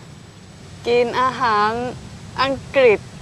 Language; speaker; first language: Thai; non-native, learner; English